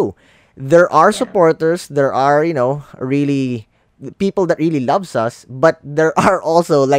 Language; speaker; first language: English; non-native, local second language; Filipino